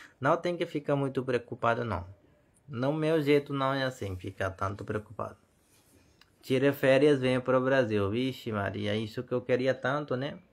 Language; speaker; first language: Portuguese; non-native, learner; Hindi